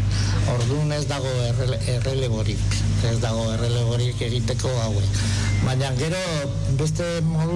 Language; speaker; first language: Basque; non-native, local second language; Spanish